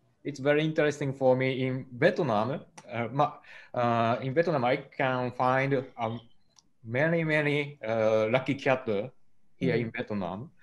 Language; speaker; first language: English; non-native, learner; Japanese